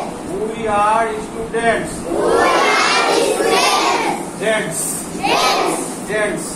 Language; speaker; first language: English; non-native, learner; Bangla